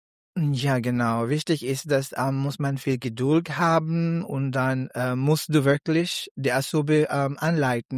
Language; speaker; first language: German; non-native, learner; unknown